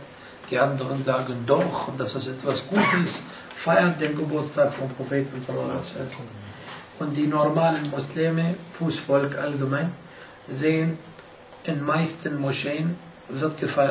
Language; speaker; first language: German; non-native, fluent; Arabic